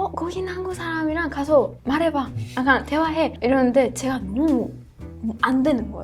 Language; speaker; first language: Korean; non-native, fluent; Persian